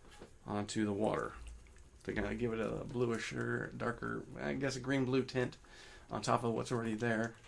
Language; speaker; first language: English; native; English